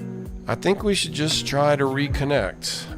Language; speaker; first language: English; native; English